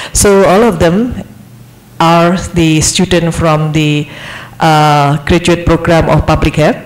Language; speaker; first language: English; non-native, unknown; Indonesian